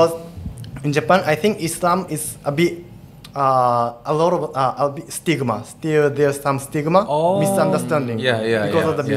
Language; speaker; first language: English; non-native, fluent; Japanese